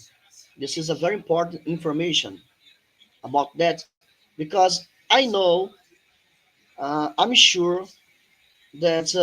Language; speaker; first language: English; non-native, fluent; Portuguese